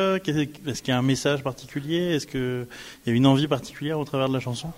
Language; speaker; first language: French; native; French